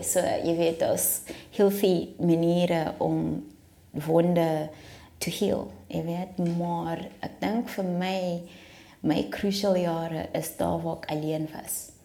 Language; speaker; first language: Afrikaans; non-native, local second language; South Ndebele